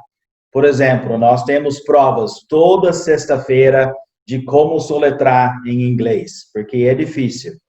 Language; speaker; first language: Portuguese; non-native, fluent; English